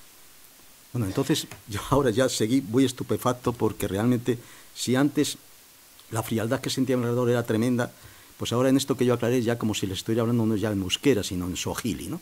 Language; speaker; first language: Spanish; native; Spanish